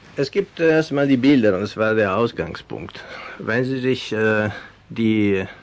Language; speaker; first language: German; non-native, fluent; Venetian